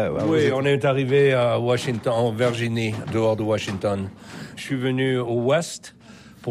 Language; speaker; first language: French; early bilingual, heritage; French